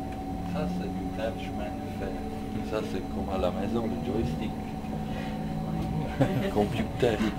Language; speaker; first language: French; non-native, learner; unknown